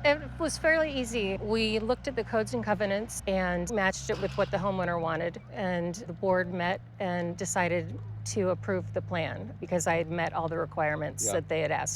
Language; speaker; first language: English; native; English